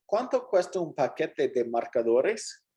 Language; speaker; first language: Spanish; non-native, fluent; English